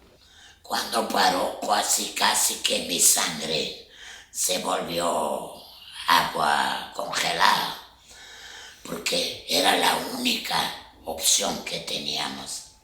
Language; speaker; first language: Spanish; non-native, fluent; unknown